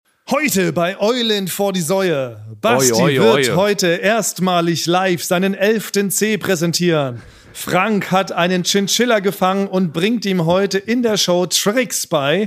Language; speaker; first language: German; native; German